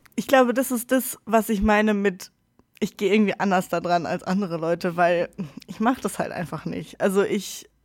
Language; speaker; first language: German; native; German